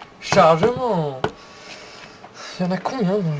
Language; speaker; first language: French; native; French